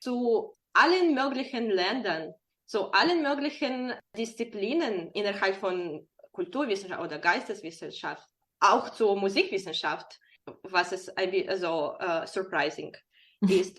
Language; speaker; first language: German; non-native, fluent; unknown